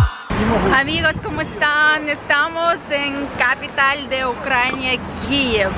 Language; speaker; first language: Spanish; non-native, fluent; Ukrainian